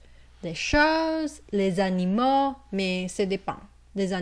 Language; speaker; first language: French; non-native, fluent; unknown